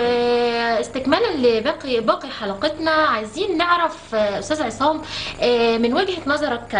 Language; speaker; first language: Arabic; native; Arabic